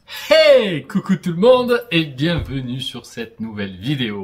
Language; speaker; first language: French; native; French